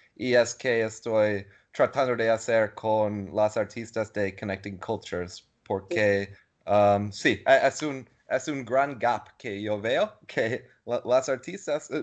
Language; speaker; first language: Spanish; non-native, learner; English